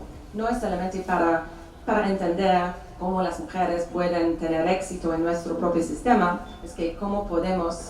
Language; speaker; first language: Spanish; non-native, fluent; English